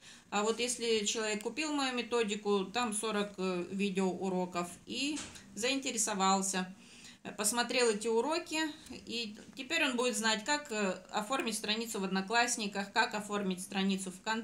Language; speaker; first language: Russian; native; Russian